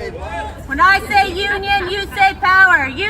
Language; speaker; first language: English; native; English